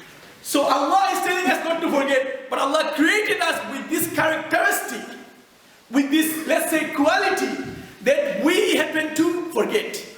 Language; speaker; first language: English; non-native, fluent; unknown